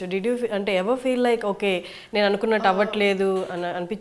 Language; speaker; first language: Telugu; native; Telugu